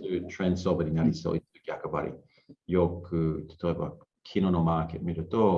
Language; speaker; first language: Japanese; non-native, learner; English